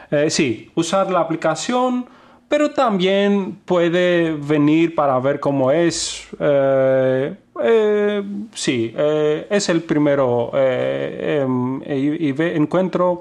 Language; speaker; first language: Spanish; non-native, fluent; Greek